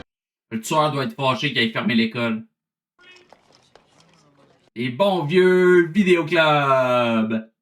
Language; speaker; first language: French; native; French